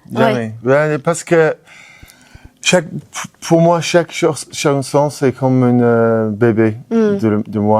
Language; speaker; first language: French; non-native, fluent; English